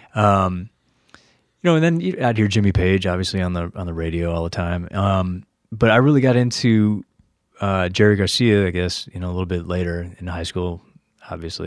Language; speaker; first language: English; native; English